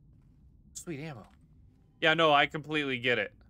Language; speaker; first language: English; native; English